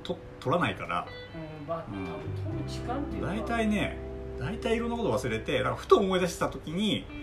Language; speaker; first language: Japanese; non-native, fluent; Korean